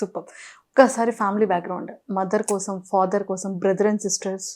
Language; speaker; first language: Telugu; native; Telugu